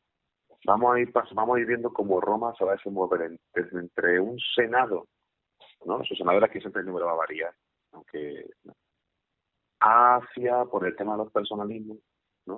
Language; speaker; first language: Spanish; native; Spanish